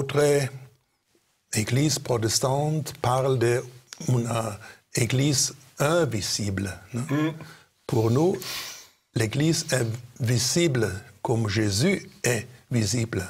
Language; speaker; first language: French; non-native, fluent; German